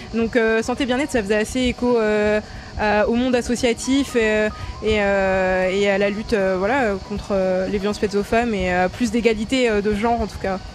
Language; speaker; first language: French; native; French